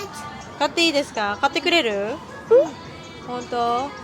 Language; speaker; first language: Japanese; non-native, fluent; Filipino